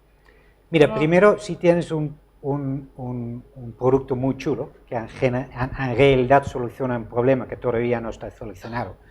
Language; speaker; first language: Spanish; non-native, fluent; Dutch